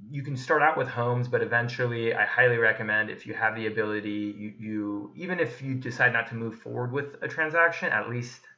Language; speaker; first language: English; native; English